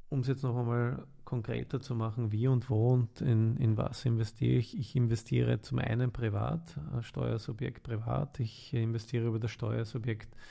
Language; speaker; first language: German; native; German